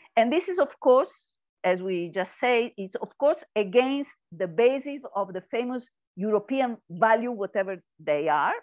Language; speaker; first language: English; non-native, learner; Italian